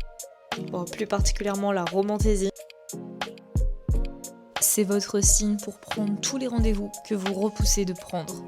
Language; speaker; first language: French; native; French